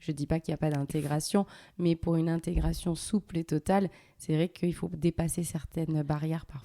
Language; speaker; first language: French; early bilingual, other home language; Arabic